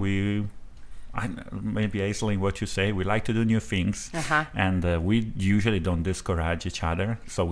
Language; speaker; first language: English; non-native, fluent; Italian